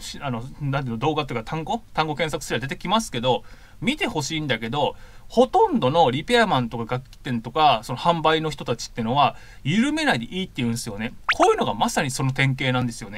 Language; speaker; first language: Japanese; native; Japanese